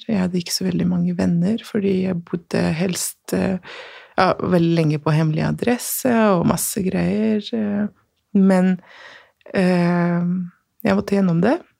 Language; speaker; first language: Norwegian; non-native, fluent; Persian